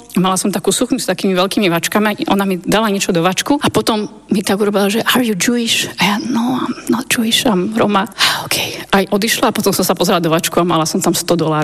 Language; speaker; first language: Slovak; native; Slovak